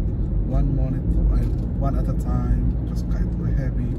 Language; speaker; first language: English; non-native, local second language; Filipino